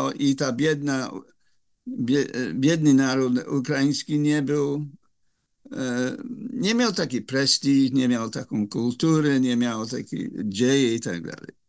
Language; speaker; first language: Polish; non-native, fluent; English